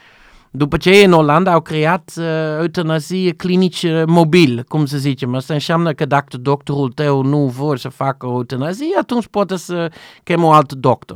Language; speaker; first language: Romanian; non-native, learner; Dutch